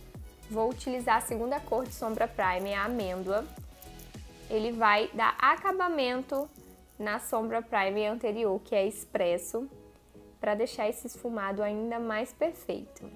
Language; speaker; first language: Portuguese; native; Portuguese